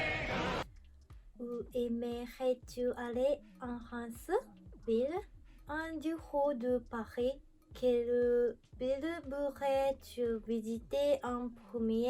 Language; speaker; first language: French; non-native, learner; Japanese